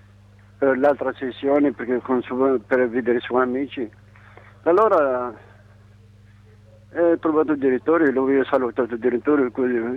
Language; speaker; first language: Italian; non-native, learner; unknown